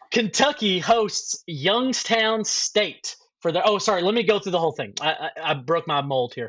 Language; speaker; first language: English; native; English